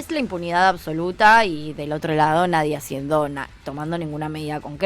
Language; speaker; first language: Spanish; native; Spanish